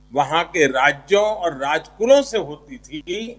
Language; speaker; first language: Hindi; non-native, local second language; Gujarati